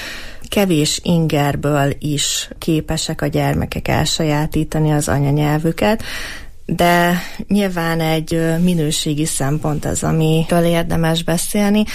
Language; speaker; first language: Hungarian; native; Hungarian